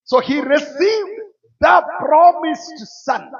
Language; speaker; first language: English; non-native, local second language; Tamil